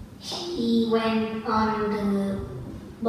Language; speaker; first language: English; non-native, learner; Vietnamese